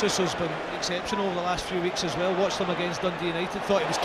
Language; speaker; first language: English; native; English